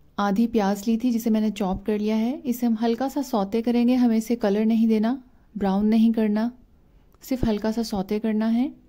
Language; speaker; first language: Hindi; native; Hindi